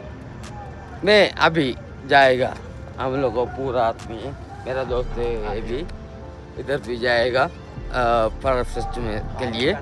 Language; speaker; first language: Hindi; non-native, learner; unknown